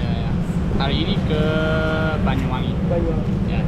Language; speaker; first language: Indonesian; non-native, learner; English